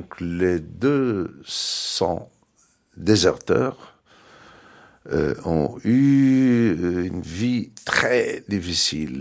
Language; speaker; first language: French; non-native, fluent; Arabic